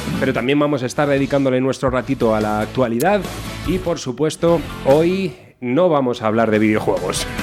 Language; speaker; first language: Spanish; native; Spanish